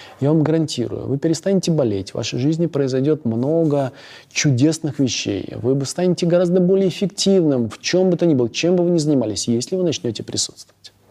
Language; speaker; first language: Russian; native; Russian